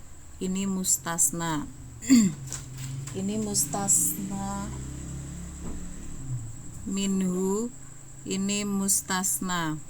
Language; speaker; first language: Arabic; non-native, fluent; Indonesian